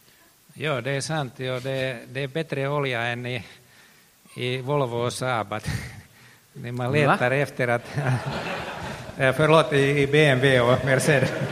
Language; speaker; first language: Swedish; non-native, local second language; Finnish